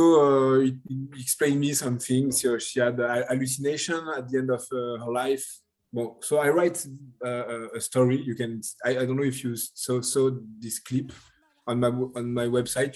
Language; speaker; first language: English; non-native, learner; French